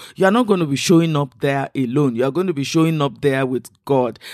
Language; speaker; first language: English; non-native, local second language; Igbo